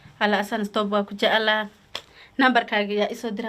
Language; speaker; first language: Somali; non-native, learner; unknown